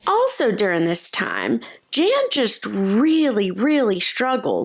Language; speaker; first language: English; native; English